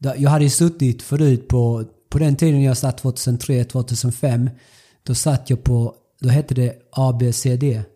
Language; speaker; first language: Swedish; early bilingual, other home language; Spanish